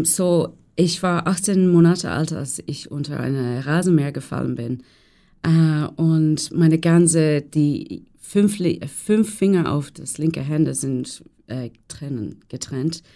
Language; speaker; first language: German; non-native, fluent; English